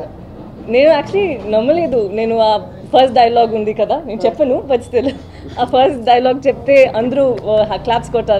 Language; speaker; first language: Telugu; non-native, learner; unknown